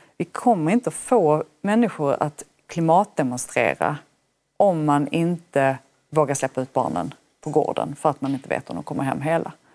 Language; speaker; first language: Swedish; native; Swedish